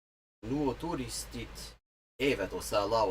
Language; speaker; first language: Finnish; non-native, learner; English